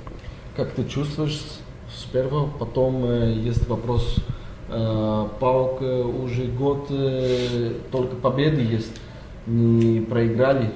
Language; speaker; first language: Russian; non-native, learner; Greek